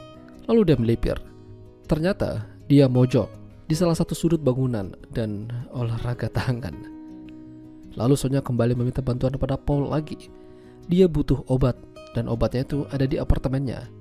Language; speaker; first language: Indonesian; non-native, local second language; Javanese